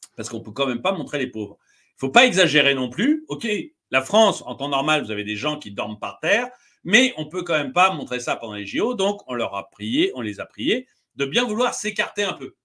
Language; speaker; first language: French; native; French